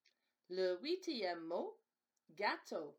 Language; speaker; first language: French; non-native, fluent; English